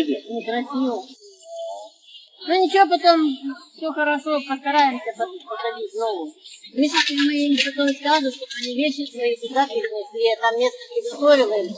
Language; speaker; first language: Russian; native; Russian